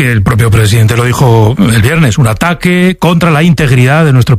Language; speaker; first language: Spanish; native; Spanish